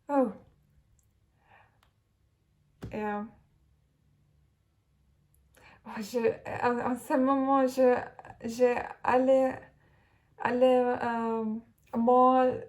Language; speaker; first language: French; non-native, learner; Turkish